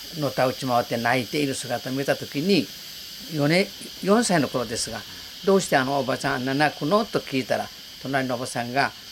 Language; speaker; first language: Japanese; native; Japanese